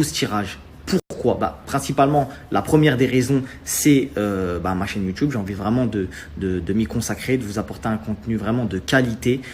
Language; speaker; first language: French; native; French